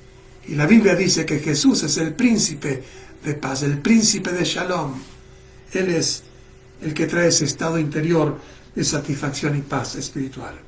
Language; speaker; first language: Spanish; native; Spanish